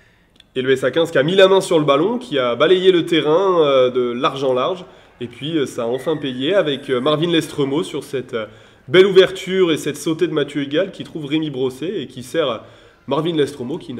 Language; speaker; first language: French; native; French